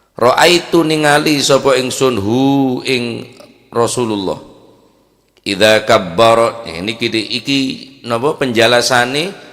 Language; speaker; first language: Javanese; non-native, local second language; Madurese